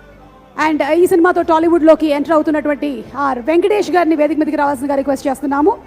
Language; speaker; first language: Telugu; native; Telugu